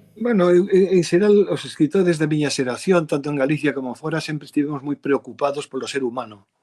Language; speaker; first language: Galician; non-native, local second language; Spanish